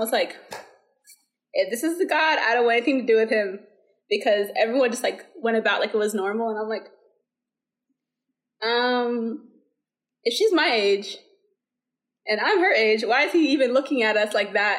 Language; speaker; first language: English; early bilingual, other home language; Somali